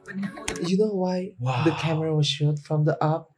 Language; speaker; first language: English; non-native, learner; Indonesian